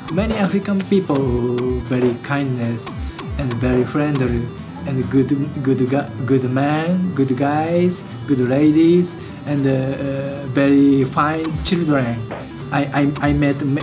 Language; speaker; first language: English; non-native, learner; Japanese